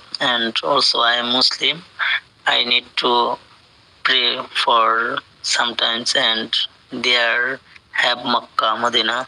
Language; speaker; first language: English; non-native, learner; Bangla